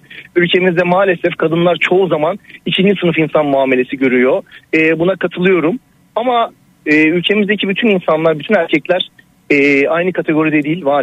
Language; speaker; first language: Turkish; native; Turkish